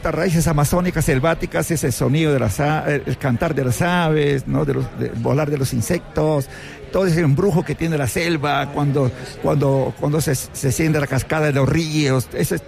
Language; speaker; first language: Spanish; native; Spanish